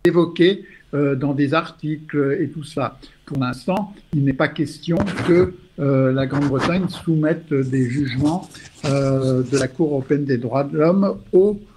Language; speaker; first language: French; non-native, fluent; English